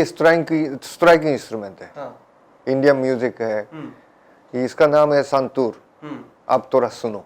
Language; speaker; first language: Hindi; non-native, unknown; Japanese